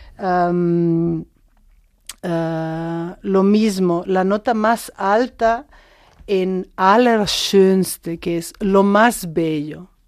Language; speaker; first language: Spanish; non-native, fluent; Macedonian